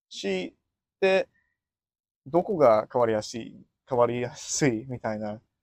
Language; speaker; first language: Japanese; non-native, fluent; English